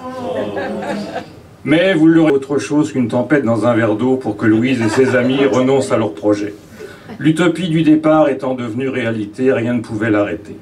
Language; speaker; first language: French; native; French